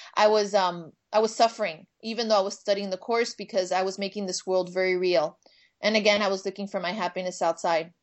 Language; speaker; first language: English; native; English